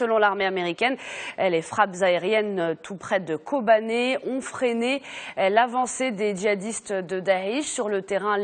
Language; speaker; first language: French; non-native, local second language; Arabic